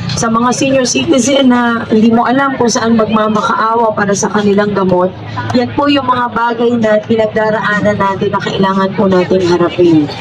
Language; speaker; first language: Filipino; native; Filipino